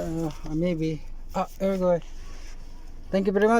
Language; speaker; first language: English; non-native, learner; Filipino